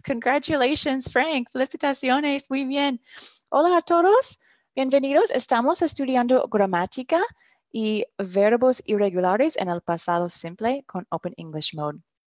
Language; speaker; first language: Spanish; non-native, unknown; English